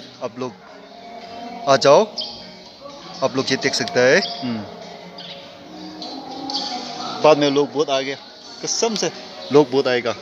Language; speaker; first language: Hindi; non-native, local second language; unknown